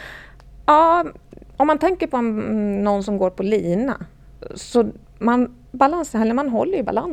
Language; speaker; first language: Swedish; native; Swedish